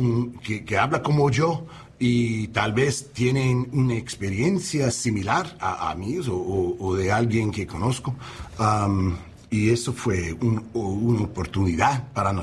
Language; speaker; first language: Spanish; non-native, learner; English